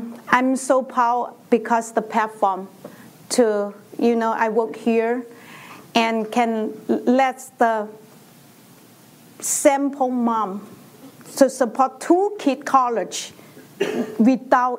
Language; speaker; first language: English; non-native, learner; Chinese